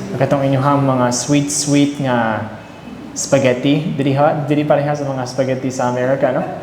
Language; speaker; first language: Cebuano; early bilingual, heritage; Cebuano